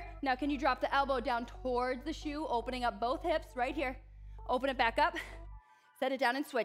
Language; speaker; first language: English; native; English